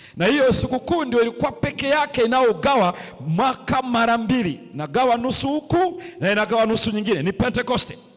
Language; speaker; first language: Swahili; native; Swahili